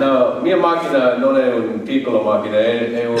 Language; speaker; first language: Italian; non-native, learner; English